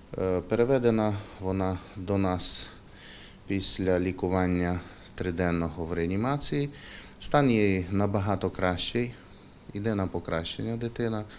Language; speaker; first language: Ukrainian; native; Ukrainian